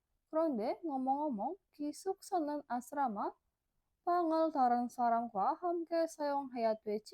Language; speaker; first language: Korean; non-native, learner; Indonesian